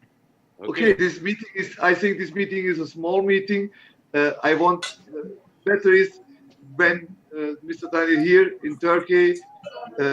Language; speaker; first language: English; non-native, learner; Turkish